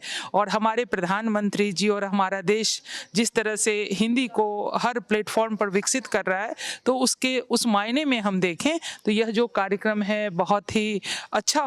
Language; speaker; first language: Hindi; native; Hindi